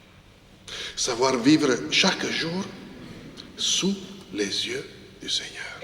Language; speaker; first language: French; non-native, fluent; Italian